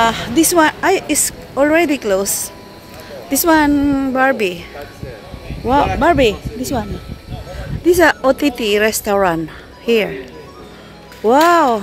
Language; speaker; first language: English; non-native, local second language; Filipino